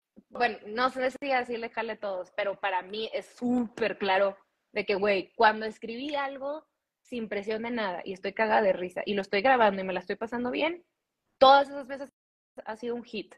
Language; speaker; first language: Spanish; early bilingual, heritage; Spanish